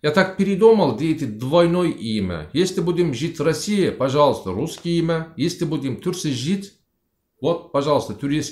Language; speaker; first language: Russian; non-native, learner; Turkish